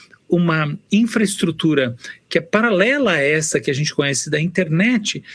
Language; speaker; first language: Portuguese; native; Portuguese